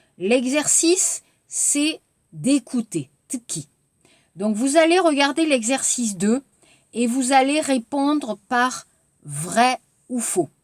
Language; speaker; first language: French; native; French